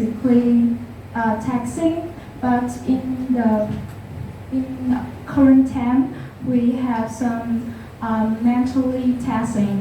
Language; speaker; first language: English; non-native, learner; Vietnamese